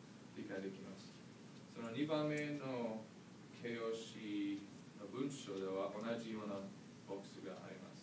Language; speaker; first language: Japanese; non-native, learner; English